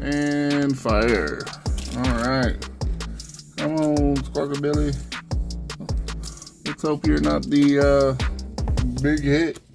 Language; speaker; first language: English; native; English